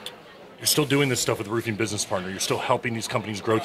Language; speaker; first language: English; native; English